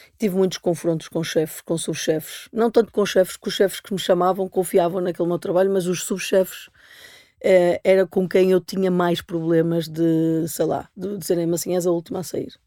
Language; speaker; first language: Portuguese; native; Portuguese